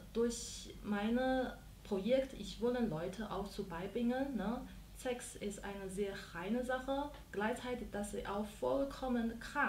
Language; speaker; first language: German; non-native, fluent; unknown